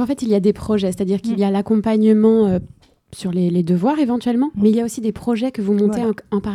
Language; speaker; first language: French; native; French